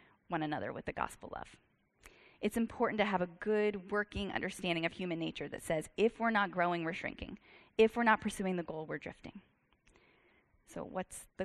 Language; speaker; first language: English; native; English